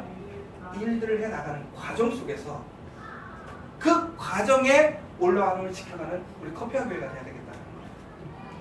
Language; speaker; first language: Korean; native; Korean